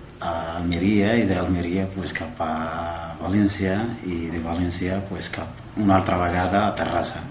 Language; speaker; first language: Catalan; non-native, fluent; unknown